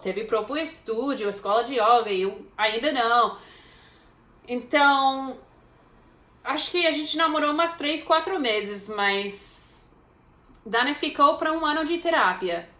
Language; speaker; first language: Portuguese; non-native, fluent; English